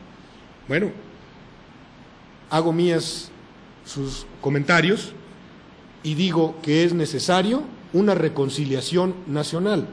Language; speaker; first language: Spanish; native; Spanish